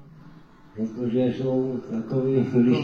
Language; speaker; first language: Czech; non-native, local second language; Romany